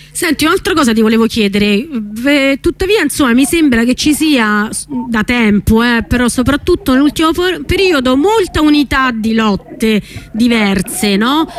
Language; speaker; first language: Italian; native; Italian